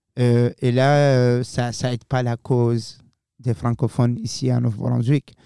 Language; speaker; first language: French; non-native, fluent; Arabic